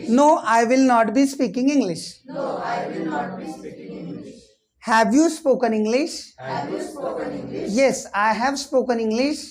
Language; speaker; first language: English; non-native, local second language; Marathi